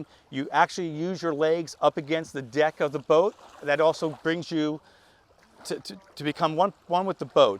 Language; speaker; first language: English; native; English